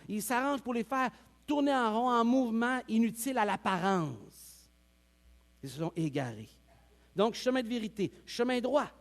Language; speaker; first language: French; native; French